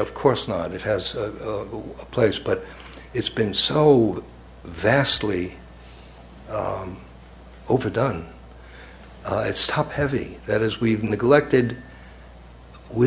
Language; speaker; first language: English; native; English